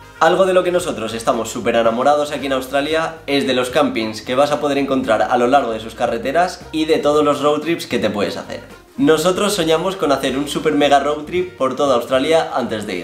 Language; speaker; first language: Spanish; native; Spanish